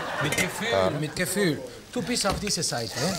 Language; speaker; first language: German; non-native, fluent; Spanish